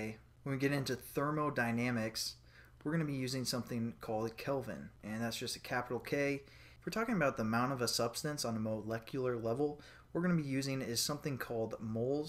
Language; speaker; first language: English; native; English